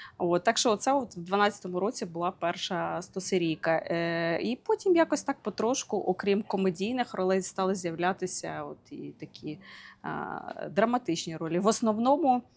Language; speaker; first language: Ukrainian; native; Ukrainian